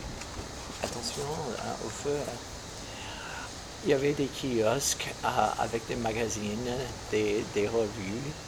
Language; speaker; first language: French; non-native, fluent; English